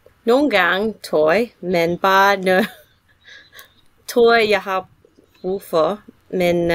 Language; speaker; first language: Danish; non-native, fluent; English